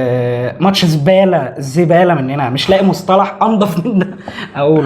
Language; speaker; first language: Arabic; native; Arabic